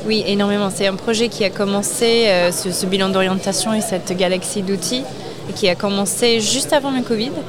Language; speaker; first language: French; non-native, fluent; English